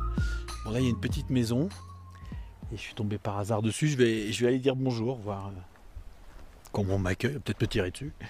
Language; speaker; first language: French; native; French